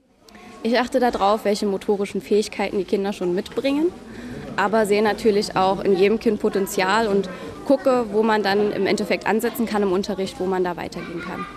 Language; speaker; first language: German; native; German